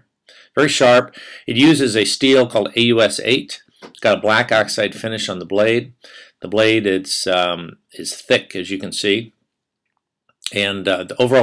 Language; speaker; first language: English; native; English